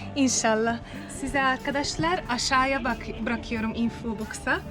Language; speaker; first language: Turkish; non-native, fluent; Hungarian